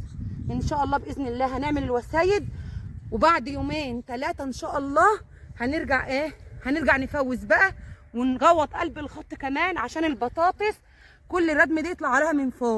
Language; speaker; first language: Arabic; native; Arabic